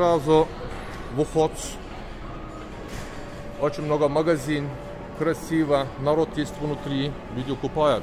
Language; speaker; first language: Russian; non-native, learner; Turkish